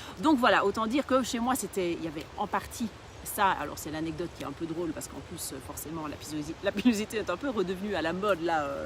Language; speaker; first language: French; early bilingual, other home language; Portuguese